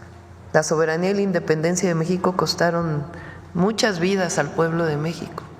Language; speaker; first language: Spanish; native; Spanish